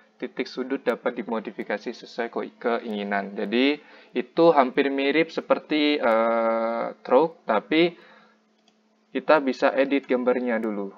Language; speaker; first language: Indonesian; native; Indonesian